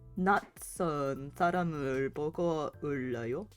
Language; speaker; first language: Korean; non-native, learner; English